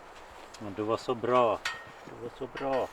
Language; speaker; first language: Swedish; native; Swedish